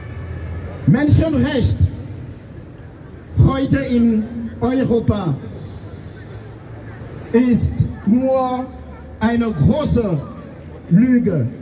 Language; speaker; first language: German; non-native, fluent; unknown